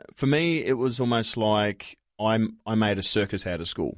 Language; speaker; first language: English; native; English